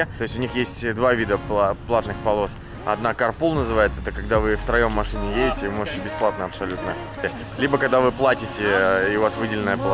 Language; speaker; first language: Russian; native; Russian